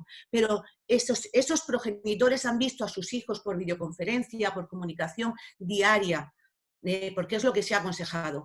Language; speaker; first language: Spanish; native; Spanish